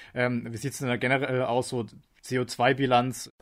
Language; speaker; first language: German; native; German